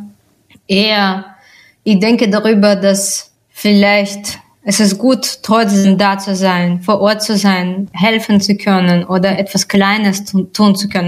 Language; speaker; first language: German; non-native, fluent; Russian